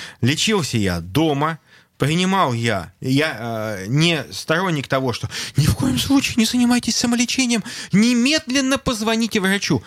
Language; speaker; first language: Russian; native; Russian